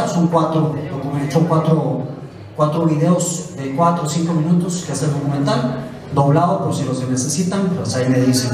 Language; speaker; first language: Spanish; native; Spanish